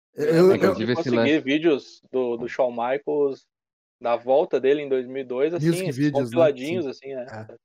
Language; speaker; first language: Portuguese; native; Portuguese